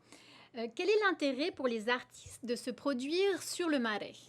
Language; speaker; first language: French; native; French